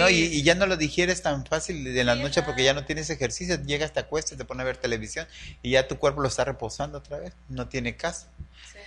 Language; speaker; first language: Spanish; native; Spanish